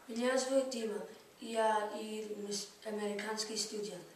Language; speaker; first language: Russian; non-native, learner; English